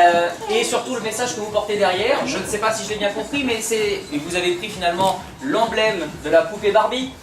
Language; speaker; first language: French; native; French